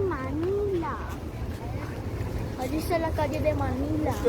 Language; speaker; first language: Spanish; early bilingual, other home language; Filipino